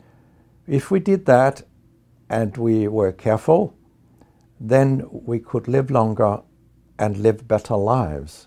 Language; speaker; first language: English; non-native, fluent; Danish